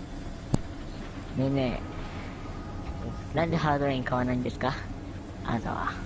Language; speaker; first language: Japanese; native; Japanese